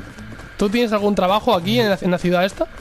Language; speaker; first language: Spanish; native; Spanish